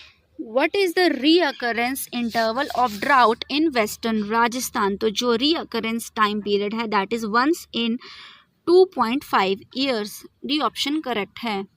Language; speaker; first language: Hindi; native; Hindi